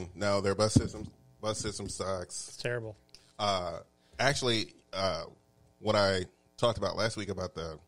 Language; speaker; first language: English; native; English